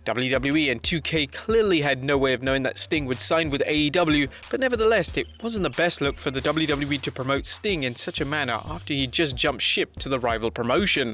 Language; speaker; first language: English; native; English